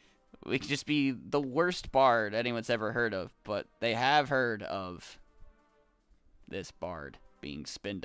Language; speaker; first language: English; native; English